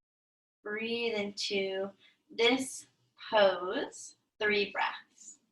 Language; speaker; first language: English; native; English